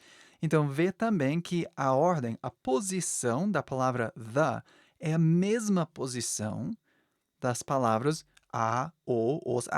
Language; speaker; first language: Portuguese; non-native, fluent; English